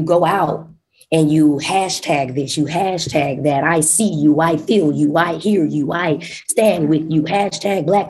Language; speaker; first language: English; native; English